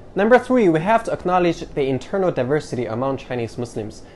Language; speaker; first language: English; non-native, fluent; Chinese